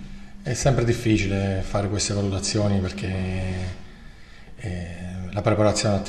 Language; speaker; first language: Italian; native; Italian